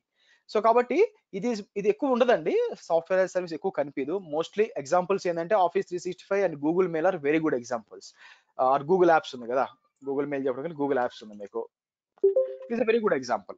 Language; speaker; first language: Telugu; native; Telugu